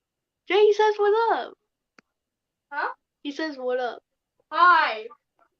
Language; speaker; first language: English; native; English